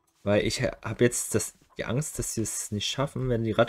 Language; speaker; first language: German; native; German